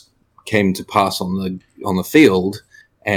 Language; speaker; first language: English; native; English